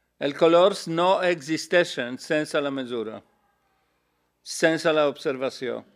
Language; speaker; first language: Catalan; non-native, learner; Polish